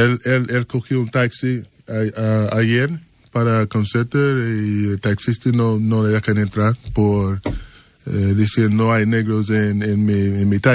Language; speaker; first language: Spanish; non-native, learner; English